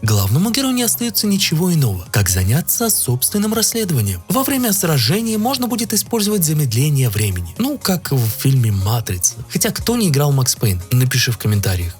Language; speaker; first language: Russian; native; Russian